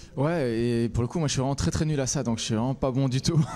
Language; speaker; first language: French; native; French